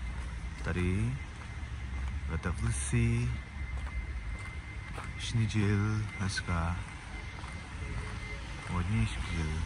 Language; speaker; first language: Czech; non-native, learner; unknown